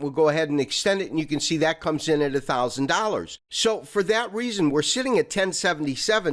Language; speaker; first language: English; native; English